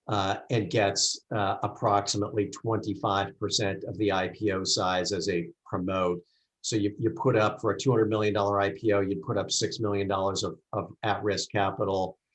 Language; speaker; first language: English; native; English